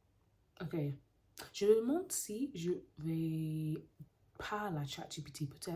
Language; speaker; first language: French; non-native, learner; English